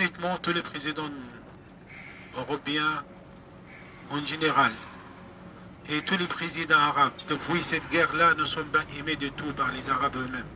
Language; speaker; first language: French; non-native, fluent; Arabic